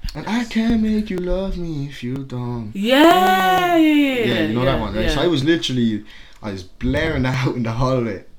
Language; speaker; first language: English; native; English